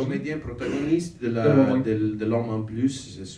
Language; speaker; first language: French; non-native, learner; Italian